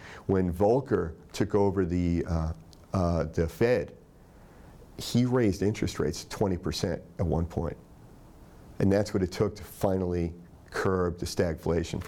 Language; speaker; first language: English; native; English